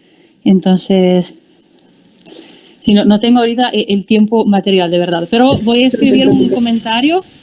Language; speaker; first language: Spanish; non-native, fluent; Italian